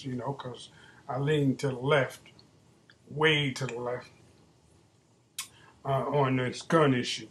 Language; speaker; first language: English; native; English